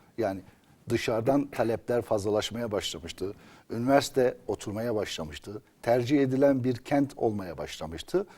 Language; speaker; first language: Turkish; native; Turkish